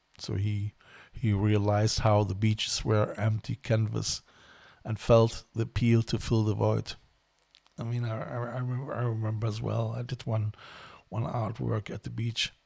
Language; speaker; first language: English; non-native, fluent; German